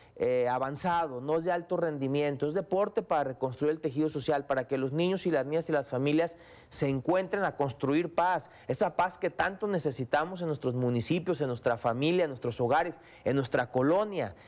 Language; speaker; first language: Spanish; native; Spanish